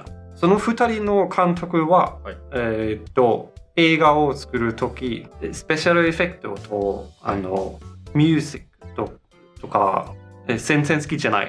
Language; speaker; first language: Japanese; non-native, learner; Danish